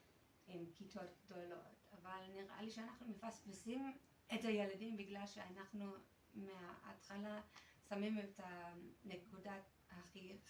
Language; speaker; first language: Hebrew; non-native, fluent; English